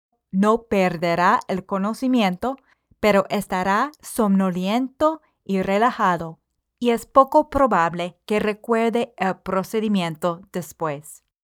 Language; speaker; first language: Spanish; non-native, fluent; English